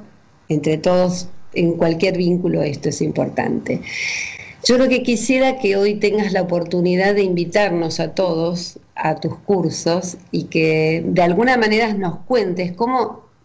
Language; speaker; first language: Spanish; native; Spanish